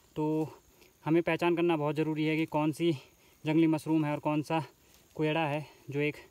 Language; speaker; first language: Hindi; native; Hindi